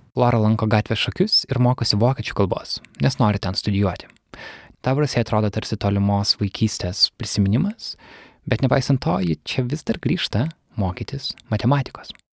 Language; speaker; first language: Lithuanian; native; Lithuanian